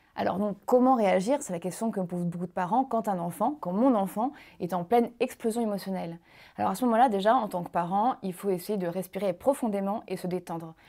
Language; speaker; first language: French; native; French